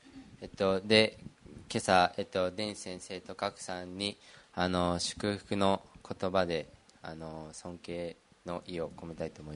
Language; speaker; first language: Japanese; early bilingual, other home language; Portuguese